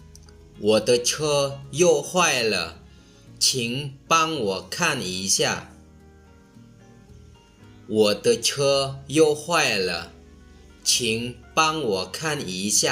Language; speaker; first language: Chinese; non-native, fluent; Lao